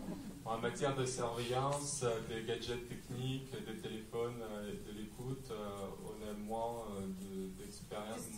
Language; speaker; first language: French; non-native, fluent; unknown